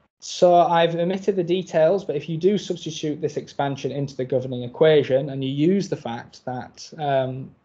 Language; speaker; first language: English; native; English